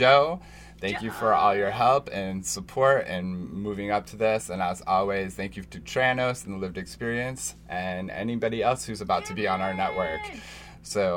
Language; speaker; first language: English; native; English